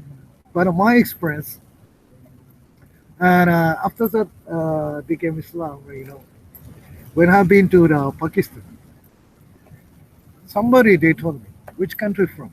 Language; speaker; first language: English; non-native, learner; Japanese